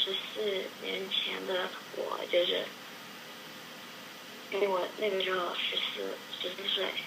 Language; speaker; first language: Chinese; non-native, learner; English